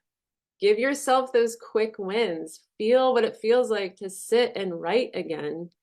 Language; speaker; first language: English; native; English